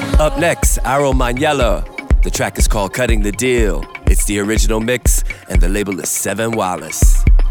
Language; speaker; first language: English; native; English